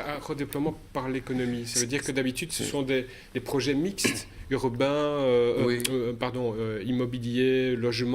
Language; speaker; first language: French; native; French